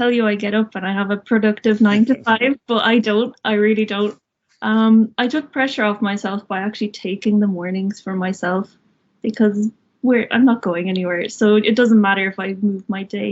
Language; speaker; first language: English; native; English